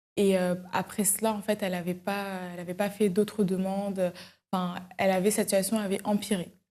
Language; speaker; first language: French; early bilingual, other home language; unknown